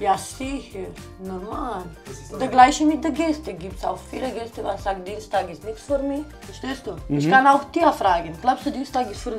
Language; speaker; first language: German; non-native, learner; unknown